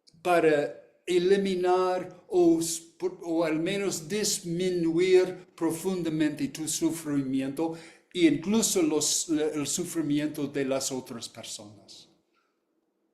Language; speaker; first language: Spanish; non-native, learner; English